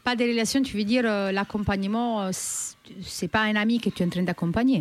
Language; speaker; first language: French; native; French